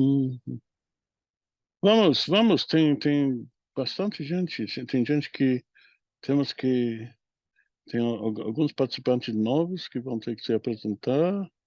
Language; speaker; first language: Portuguese; non-native, fluent; English